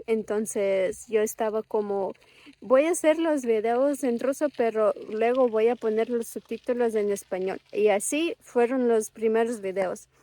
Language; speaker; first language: Spanish; non-native, fluent; Ukrainian